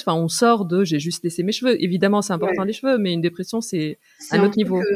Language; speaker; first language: French; native; French